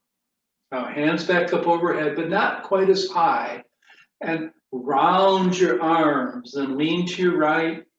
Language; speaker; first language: English; native; English